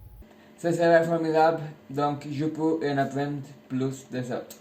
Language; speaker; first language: French; non-native, learner; Spanish